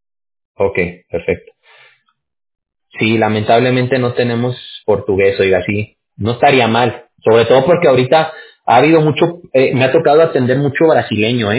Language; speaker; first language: Spanish; native; Spanish